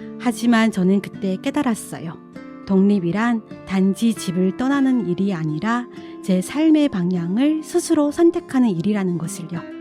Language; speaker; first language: Korean; non-native, fluent; Chinese